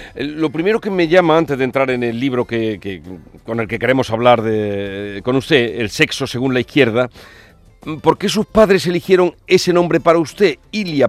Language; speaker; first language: Spanish; native; Spanish